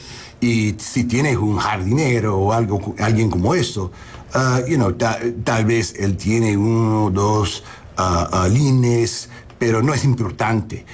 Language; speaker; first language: Spanish; non-native, learner; English